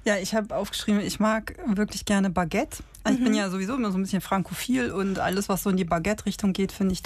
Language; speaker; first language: German; native; German